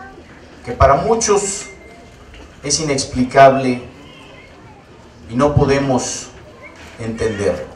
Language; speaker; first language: Spanish; native; Spanish